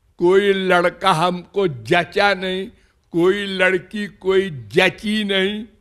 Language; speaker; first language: Hindi; native; Hindi